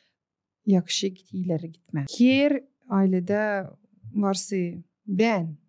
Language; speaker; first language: Turkish; non-native, local second language; Gagauz